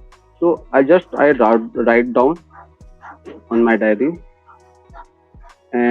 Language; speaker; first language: English; non-native, learner; Hindi